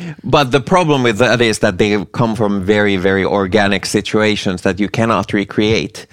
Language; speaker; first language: English; non-native, fluent; Finnish